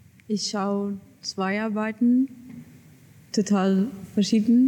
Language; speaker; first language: German; non-native, learner; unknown